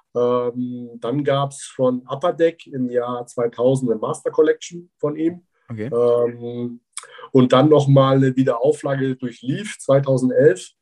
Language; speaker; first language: German; native; German